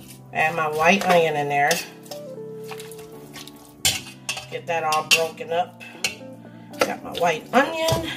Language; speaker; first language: English; native; English